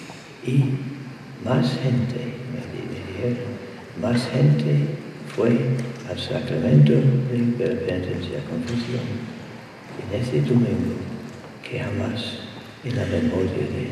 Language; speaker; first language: Spanish; non-native, fluent; English